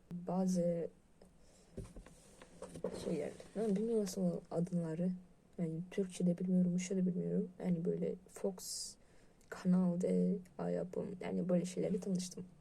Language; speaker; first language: Turkish; non-native, learner; Russian